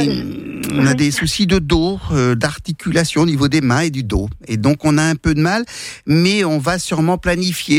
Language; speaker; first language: French; native; French